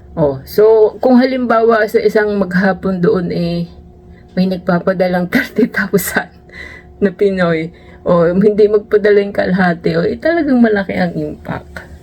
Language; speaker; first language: Filipino; native; Filipino